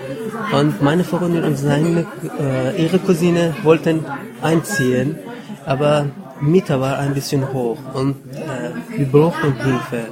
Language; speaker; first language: German; non-native, learner; Persian